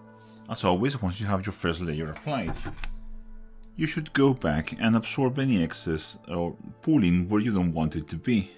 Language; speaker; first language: English; non-native, fluent; Spanish